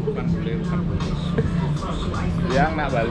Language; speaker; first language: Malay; non-native, local second language; Balinese